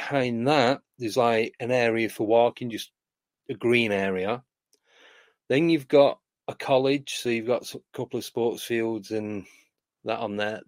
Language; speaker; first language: English; native; English